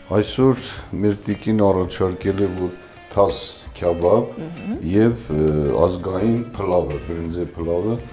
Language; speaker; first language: Armenian; non-native, local second language; Kurdish